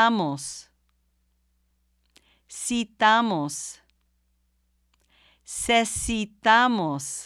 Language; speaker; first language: Spanish; non-native, fluent; English